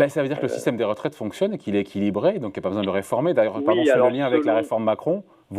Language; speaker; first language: French; native; French